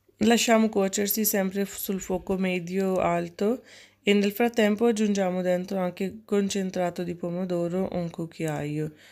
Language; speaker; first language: Italian; non-native, fluent; Urdu